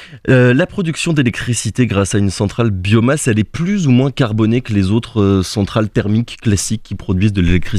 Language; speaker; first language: French; native; French